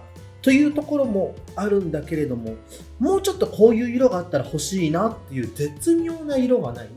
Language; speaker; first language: Japanese; native; Japanese